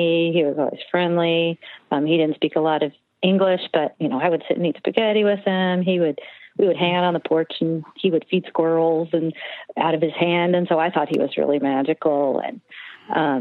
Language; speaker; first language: English; native; English